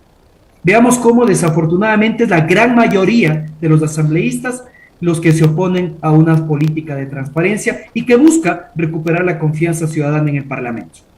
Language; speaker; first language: Spanish; native; Spanish